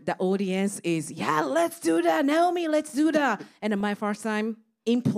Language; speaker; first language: English; non-native, learner; Japanese